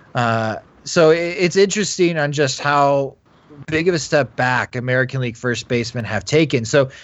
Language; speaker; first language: English; native; English